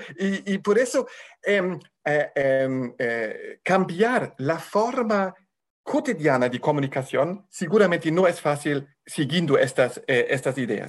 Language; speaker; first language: Spanish; non-native, fluent; German